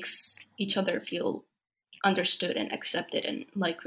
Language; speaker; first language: English; non-native, fluent; Slovak